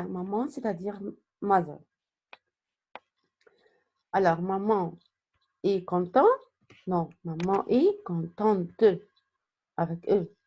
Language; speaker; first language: French; non-native, fluent; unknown